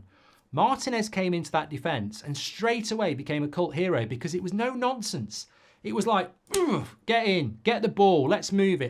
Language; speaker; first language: English; native; English